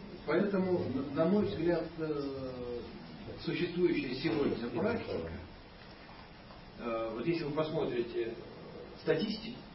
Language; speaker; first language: Russian; native; Russian